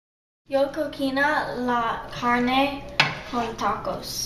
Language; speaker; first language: Spanish; non-native, learner; English